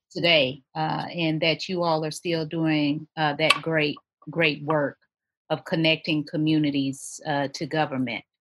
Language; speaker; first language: English; native; English